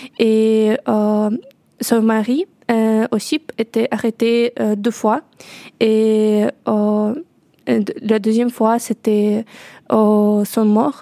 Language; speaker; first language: French; non-native, learner; Russian